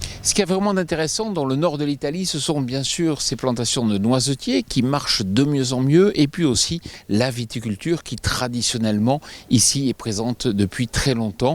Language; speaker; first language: French; native; French